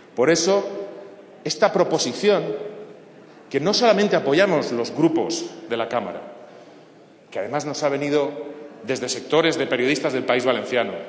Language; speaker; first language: Spanish; non-native, local second language; Catalan